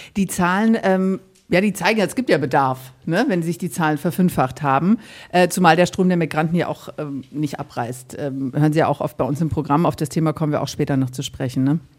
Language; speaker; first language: German; native; German